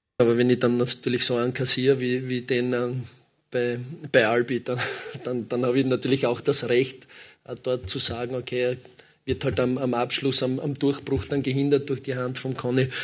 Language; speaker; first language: German; native; German